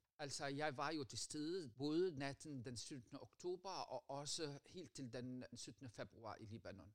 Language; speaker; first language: Danish; non-native, fluent; Arabic